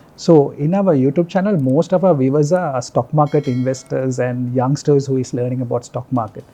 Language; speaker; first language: English; non-native, local second language; Sinhala